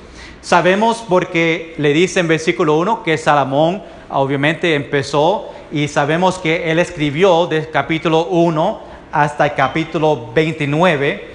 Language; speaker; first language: Spanish; early bilingual, heritage; Spanish